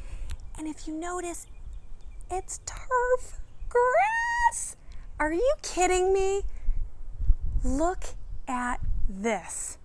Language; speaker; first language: English; native; English